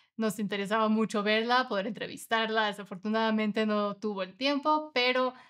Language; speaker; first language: Spanish; native; Spanish